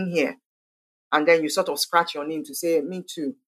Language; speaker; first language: English; non-native, local second language; Igbo